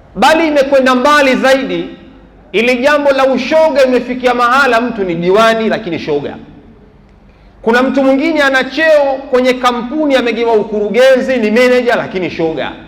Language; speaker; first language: Swahili; native; Swahili